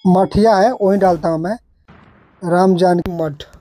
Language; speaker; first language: Hindi; native; Hindi